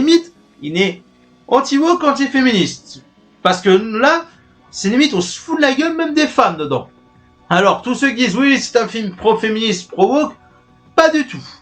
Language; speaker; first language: French; native; French